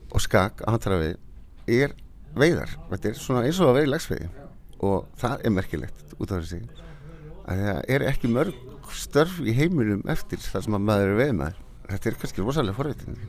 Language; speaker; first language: Icelandic; native; Icelandic